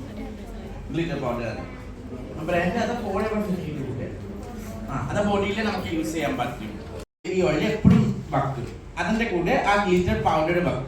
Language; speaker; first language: Malayalam; non-native, local second language; Assamese